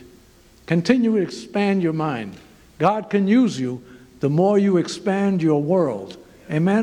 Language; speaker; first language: English; native; English